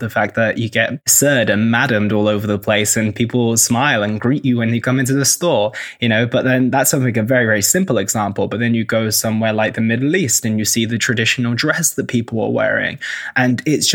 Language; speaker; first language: English; native; English